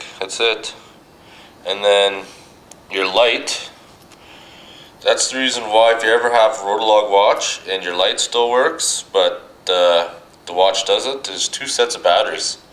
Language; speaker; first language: English; native; English